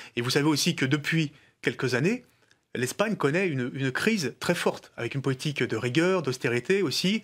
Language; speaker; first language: French; native; French